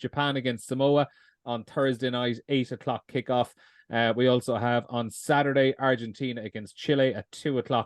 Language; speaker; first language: English; native; English